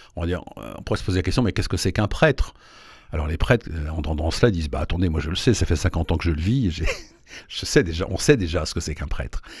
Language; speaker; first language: French; native; French